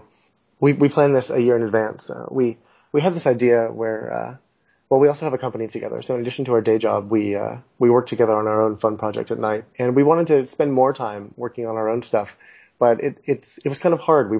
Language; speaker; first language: English; native; English